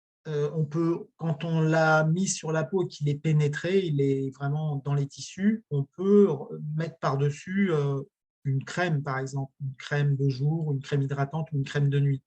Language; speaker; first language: French; native; French